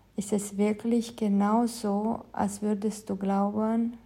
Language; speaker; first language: German; non-native, fluent; Romanian